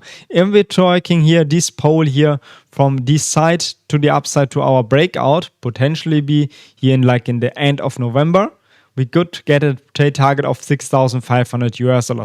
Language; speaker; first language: English; non-native, fluent; German